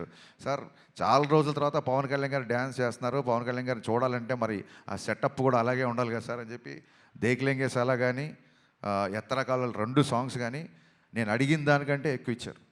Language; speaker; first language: Telugu; native; Telugu